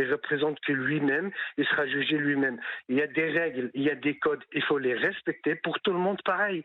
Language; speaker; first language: French; non-native, local second language; Arabic